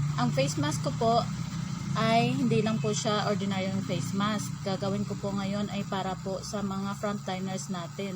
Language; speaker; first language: Filipino; non-native, local second language; Cebuano